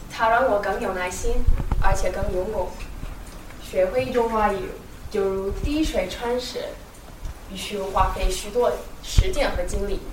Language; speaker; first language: Chinese; non-native, fluent; English